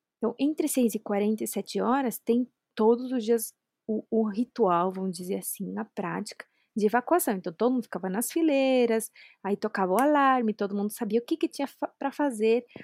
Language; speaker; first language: Portuguese; non-native, fluent; Spanish